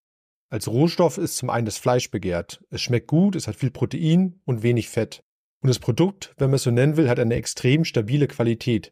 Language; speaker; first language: German; native; German